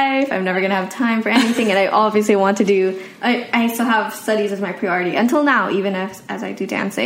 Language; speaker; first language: English; non-native, local second language; Filipino